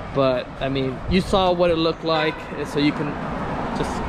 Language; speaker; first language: English; early bilingual, other home language; Vietnamese